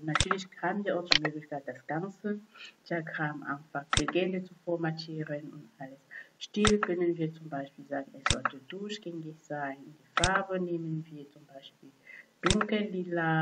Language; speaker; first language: German; non-native, fluent; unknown